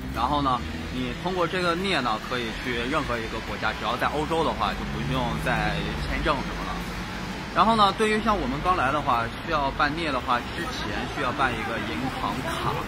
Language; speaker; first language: Chinese; native; Chinese